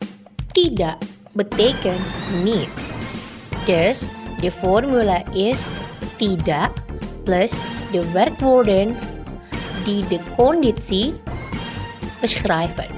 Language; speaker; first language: Dutch; non-native, learner; Indonesian